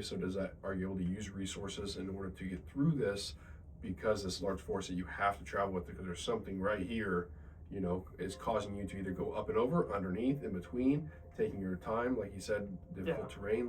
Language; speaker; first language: English; native; English